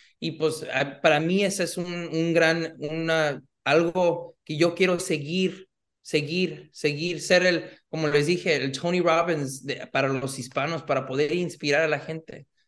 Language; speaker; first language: Spanish; early bilingual, heritage; Spanish